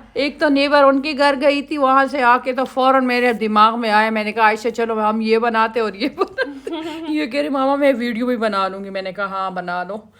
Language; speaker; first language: Urdu; native; Urdu